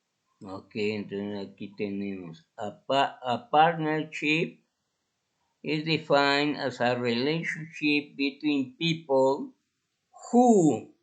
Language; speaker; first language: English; non-native, fluent; Spanish